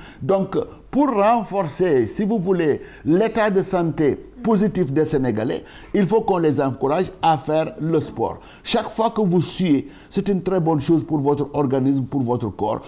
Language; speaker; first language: French; non-native, local second language; Wolof